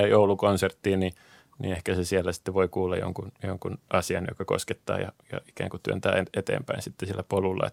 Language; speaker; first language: Finnish; native; Finnish